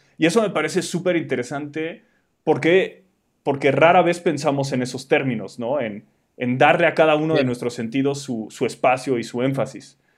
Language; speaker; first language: Spanish; native; Spanish